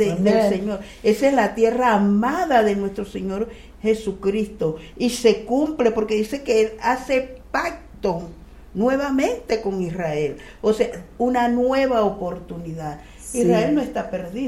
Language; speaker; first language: Spanish; native; Spanish